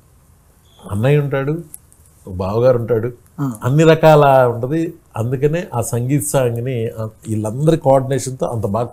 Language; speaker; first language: Telugu; native; Telugu